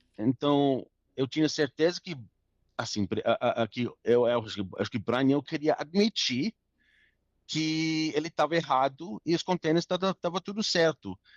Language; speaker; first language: Portuguese; non-native, fluent; English